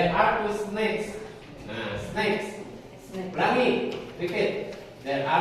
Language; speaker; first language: English; non-native, learner; Indonesian